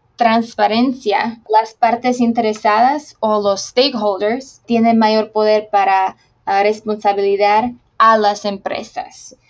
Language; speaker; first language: Spanish; non-native, fluent; Slovak